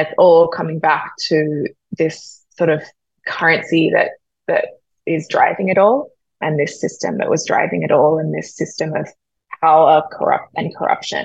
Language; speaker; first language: English; native; English